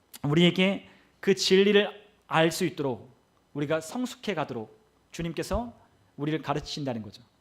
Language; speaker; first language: Korean; native; Korean